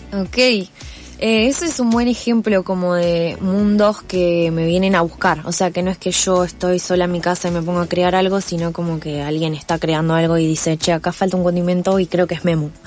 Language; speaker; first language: Spanish; native; Spanish